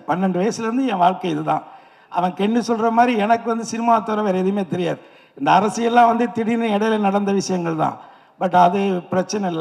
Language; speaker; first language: Tamil; native; Tamil